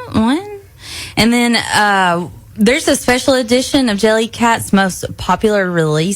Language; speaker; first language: English; native; English